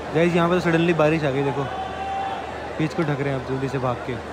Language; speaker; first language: Hindi; native; Hindi